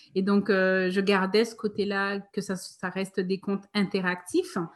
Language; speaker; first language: French; native; French